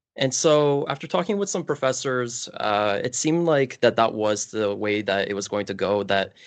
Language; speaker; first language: English; early bilingual, other home language; Polish